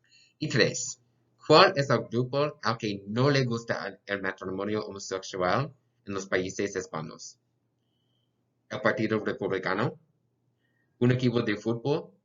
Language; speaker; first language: Spanish; non-native, learner; English